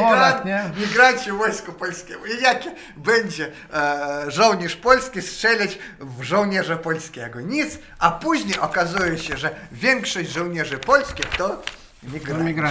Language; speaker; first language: Polish; non-native, fluent; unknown